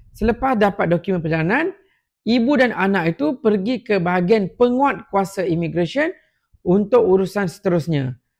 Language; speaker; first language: Malay; non-native, local second language; Tamil